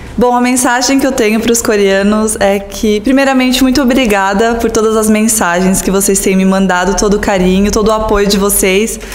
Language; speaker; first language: Portuguese; native; Portuguese